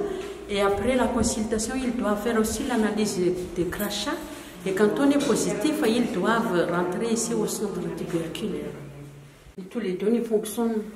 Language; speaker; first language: French; non-native, local second language; Malagasy